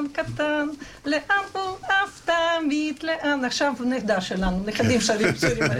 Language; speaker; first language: Hebrew; non-native, fluent; Ukrainian